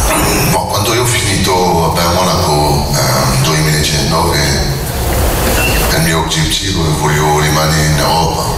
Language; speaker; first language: Italian; non-native, learner; French